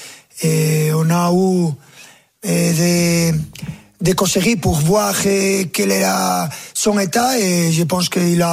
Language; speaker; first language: French; non-native, fluent; Spanish